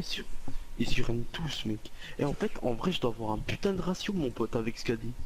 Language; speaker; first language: French; native; French